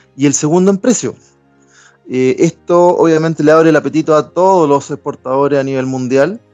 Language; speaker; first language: Spanish; native; Spanish